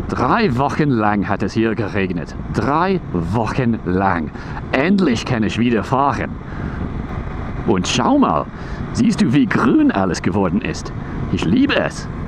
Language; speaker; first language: German; non-native, fluent; English